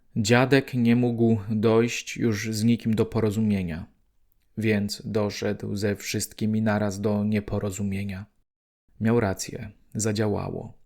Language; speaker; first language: Polish; native; Polish